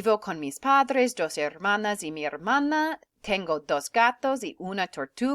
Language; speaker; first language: Spanish; non-native, fluent; English